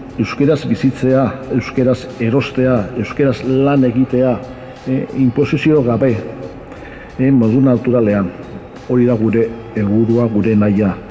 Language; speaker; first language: Basque; native; Basque